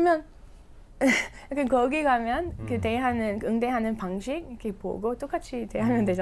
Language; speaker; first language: Korean; non-native, fluent; English